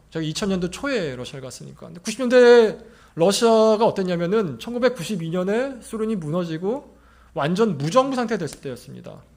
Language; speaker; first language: Korean; native; Korean